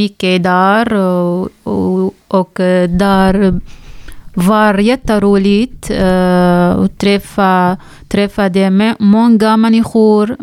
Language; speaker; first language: Swedish; non-native, learner; Arabic